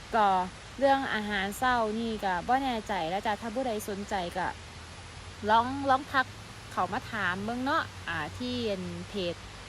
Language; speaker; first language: Thai; native; Thai